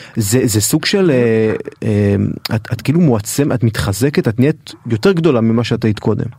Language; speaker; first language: Hebrew; native; Hebrew